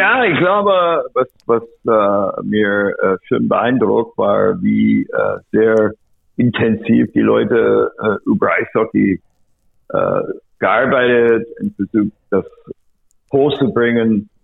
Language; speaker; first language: German; non-native, learner; English